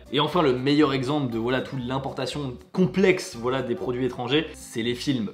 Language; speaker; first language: French; native; French